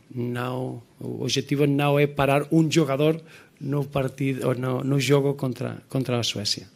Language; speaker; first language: Portuguese; non-native, fluent; Spanish